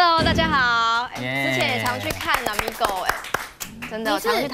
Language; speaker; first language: Chinese; native; Chinese